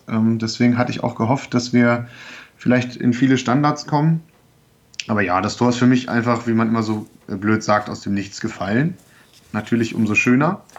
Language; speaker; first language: German; native; German